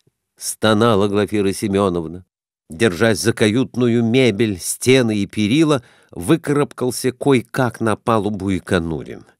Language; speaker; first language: Russian; native; Russian